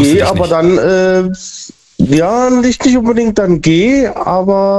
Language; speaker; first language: German; native; German